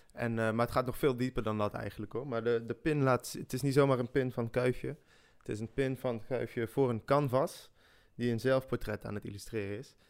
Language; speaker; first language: Dutch; early bilingual, other home language; French